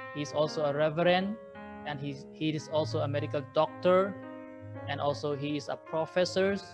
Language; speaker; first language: English; non-native, fluent; Burmese